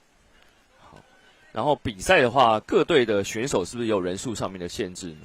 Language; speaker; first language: Chinese; native; Chinese